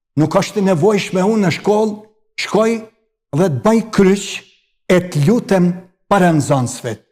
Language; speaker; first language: Albanian; native; Albanian